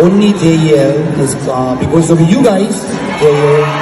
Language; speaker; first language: English; non-native, learner; Korean